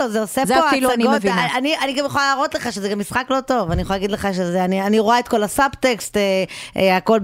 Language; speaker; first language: Hebrew; native; Hebrew